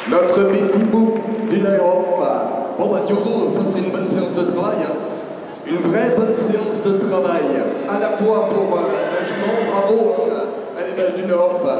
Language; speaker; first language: French; native; French